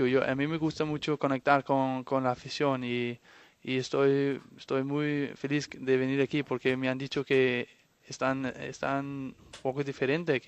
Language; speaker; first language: Spanish; non-native, fluent; Danish